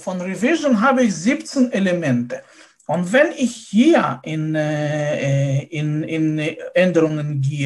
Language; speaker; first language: German; non-native, fluent; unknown